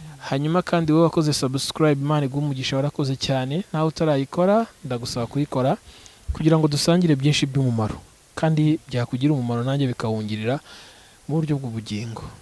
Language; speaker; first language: Kinyarwanda; native; Kinyarwanda